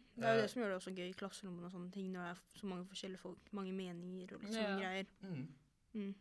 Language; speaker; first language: Norwegian; native; Norwegian